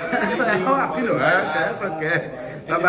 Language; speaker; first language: English; non-native, learner; French